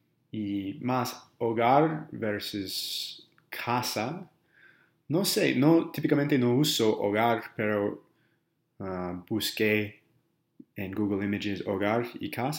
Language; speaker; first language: Spanish; non-native, learner; English